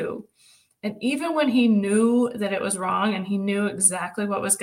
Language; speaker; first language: English; native; English